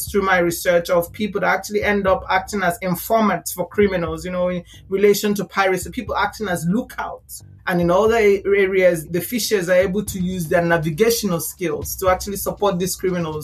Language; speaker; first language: English; non-native, local second language; Igbo